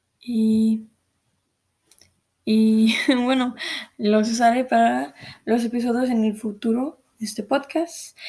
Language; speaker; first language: Spanish; early bilingual, heritage; Spanish